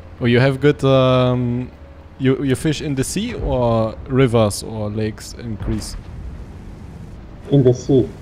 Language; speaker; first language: English; non-native, learner; German